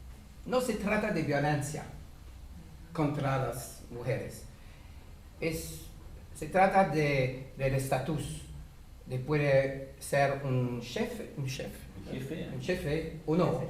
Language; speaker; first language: Spanish; non-native, fluent; French